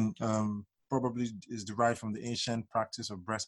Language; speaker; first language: English; non-native, local second language; Yoruba